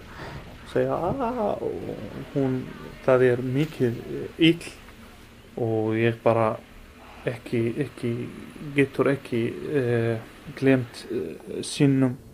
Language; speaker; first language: Icelandic; non-native, learner; Arabic